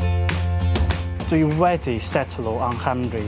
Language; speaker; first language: Welsh; non-native, learner; Chinese